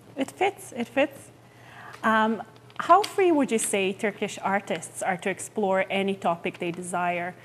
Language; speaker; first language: English; non-native, fluent; Croatian